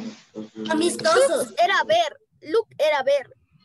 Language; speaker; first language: Spanish; native; Spanish